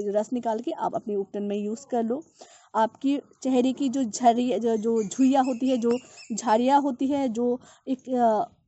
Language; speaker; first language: Hindi; non-native, local second language; Bangla